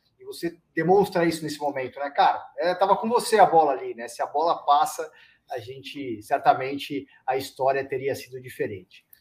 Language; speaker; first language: Portuguese; native; Portuguese